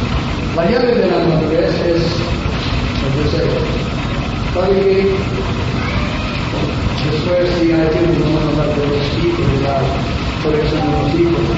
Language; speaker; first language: Spanish; non-native, fluent; English